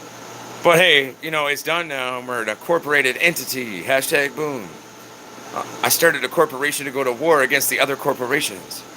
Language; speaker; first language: English; native; English